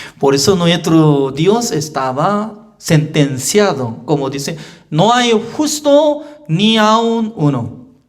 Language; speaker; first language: Spanish; non-native, fluent; Korean